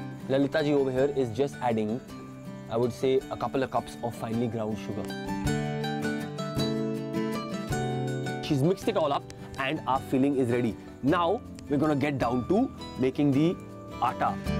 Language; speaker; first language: English; non-native, local second language; Hindi